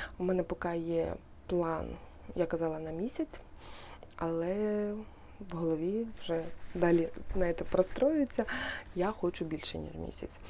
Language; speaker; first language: Ukrainian; non-native, local second language; Russian